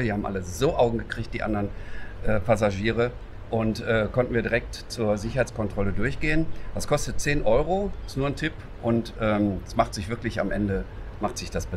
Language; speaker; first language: German; native; German